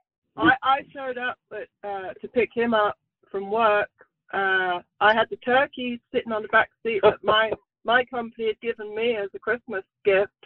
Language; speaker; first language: English; native; English